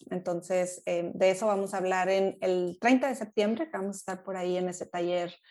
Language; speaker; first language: Spanish; native; Spanish